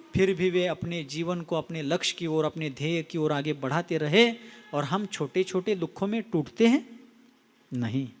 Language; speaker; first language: Hindi; non-native, local second language; Marathi